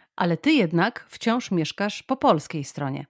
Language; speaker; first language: Polish; native; Polish